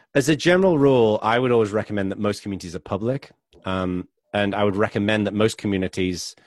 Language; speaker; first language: English; native; English